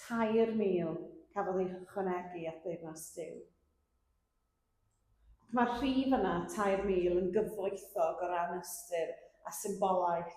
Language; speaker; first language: Welsh; native; Welsh